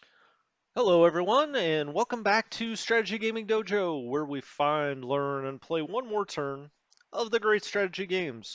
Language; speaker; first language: English; native; English